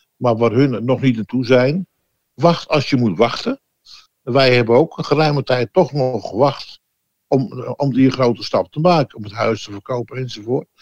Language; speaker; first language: Dutch; native; Dutch